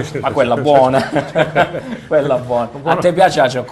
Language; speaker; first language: Italian; native; Italian